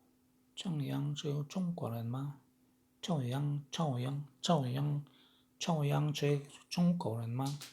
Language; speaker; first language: Chinese; non-native, learner; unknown